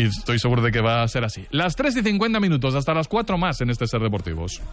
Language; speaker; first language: Spanish; native; Spanish